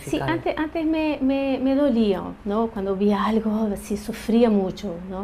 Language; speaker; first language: Spanish; early bilingual, heritage; Portuguese